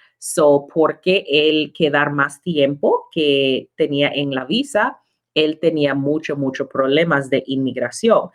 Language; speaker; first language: Spanish; non-native, learner; English